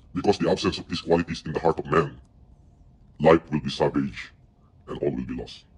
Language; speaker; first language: English; non-native, local second language; Filipino